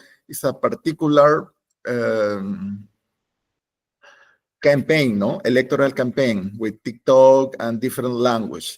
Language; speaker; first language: English; non-native, learner; Spanish